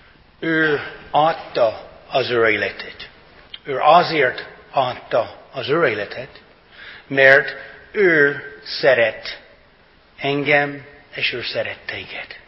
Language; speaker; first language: Hungarian; non-native, fluent; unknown